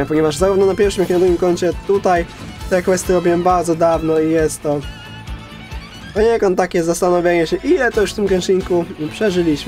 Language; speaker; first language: Polish; native; Polish